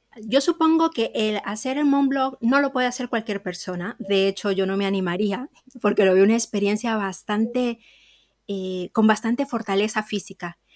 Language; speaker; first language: Spanish; native; Spanish